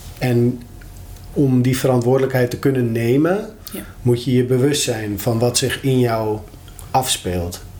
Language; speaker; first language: Dutch; native; Dutch